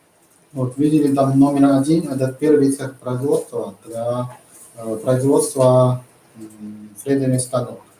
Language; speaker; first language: Russian; non-native, learner; Chinese